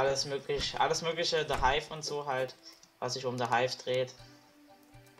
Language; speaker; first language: German; native; German